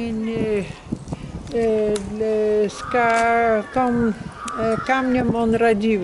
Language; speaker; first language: Russian; non-native, learner; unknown